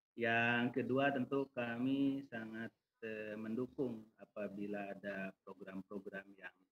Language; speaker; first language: Indonesian; native; Indonesian